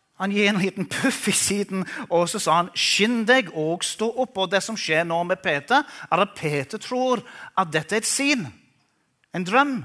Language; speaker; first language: Norwegian; non-native, fluent; English